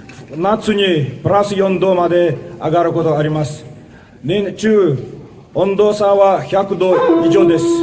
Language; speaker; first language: Japanese; non-native, fluent; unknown